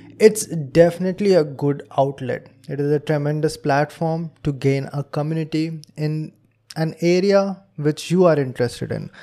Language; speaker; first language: English; non-native, local second language; Hindi